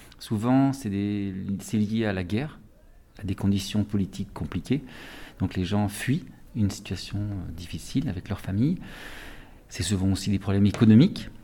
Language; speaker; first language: French; native; French